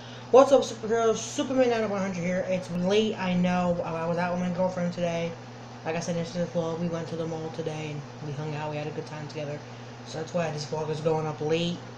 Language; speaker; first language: English; native; English